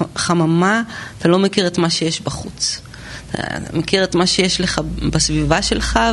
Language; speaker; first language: Hebrew; native; Hebrew